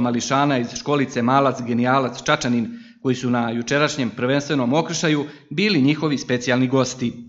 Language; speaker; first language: Serbian; native; Serbian